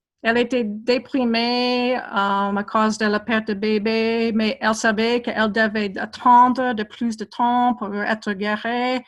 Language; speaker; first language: French; non-native, fluent; English